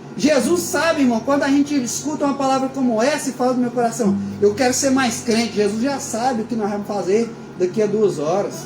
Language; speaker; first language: Portuguese; native; Portuguese